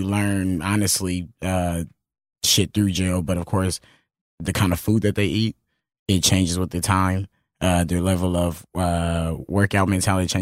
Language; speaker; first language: English; native; English